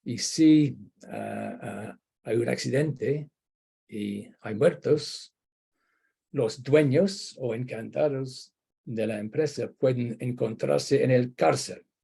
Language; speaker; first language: Spanish; non-native, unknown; English